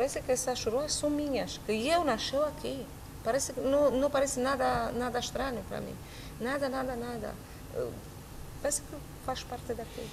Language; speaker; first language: Portuguese; non-native, learner; Romanian